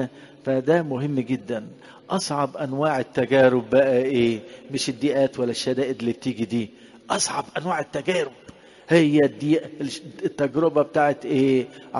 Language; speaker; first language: Arabic; native; Arabic